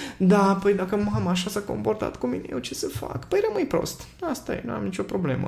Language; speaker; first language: Romanian; non-native, local second language; Hungarian